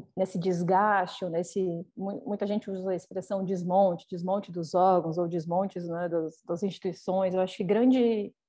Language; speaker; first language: Portuguese; native; Portuguese